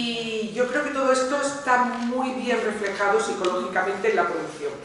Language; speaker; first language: Spanish; native; Spanish